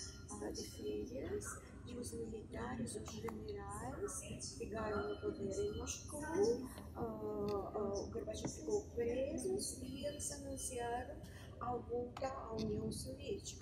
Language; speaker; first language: Portuguese; non-native, fluent; Russian